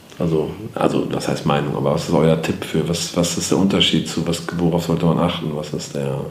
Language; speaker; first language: German; native; German